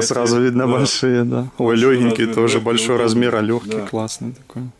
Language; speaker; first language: Russian; native; Russian